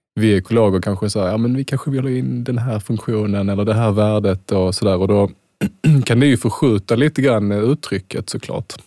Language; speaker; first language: Swedish; native; Swedish